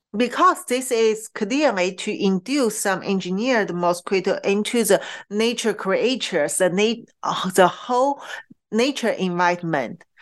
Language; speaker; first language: English; non-native, fluent; Chinese